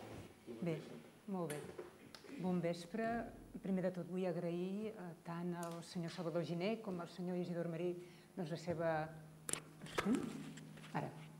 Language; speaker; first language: Catalan; native; Catalan